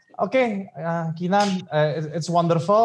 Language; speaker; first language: English; non-native, local second language; Indonesian